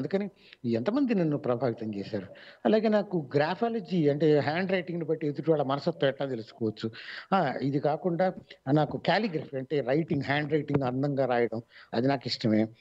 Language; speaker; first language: Telugu; native; Telugu